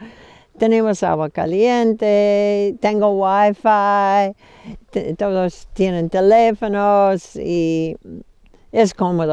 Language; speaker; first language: Spanish; non-native, fluent; English